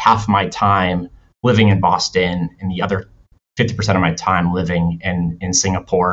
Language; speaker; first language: English; native; English